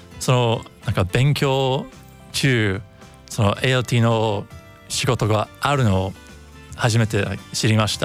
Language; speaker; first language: Japanese; non-native, learner; English